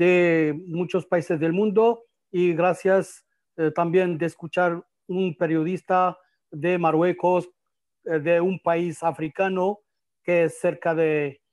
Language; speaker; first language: Spanish; non-native, fluent; Arabic